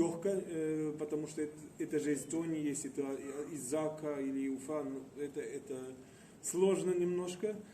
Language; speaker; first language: Russian; non-native, fluent; Estonian